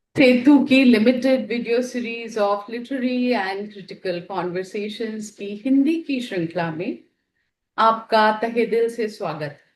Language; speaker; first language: Hindi; native; Hindi